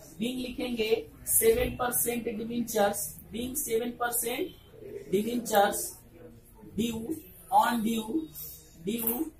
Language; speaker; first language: Hindi; native; Hindi